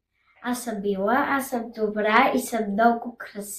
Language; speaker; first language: Bulgarian; early bilingual, heritage; German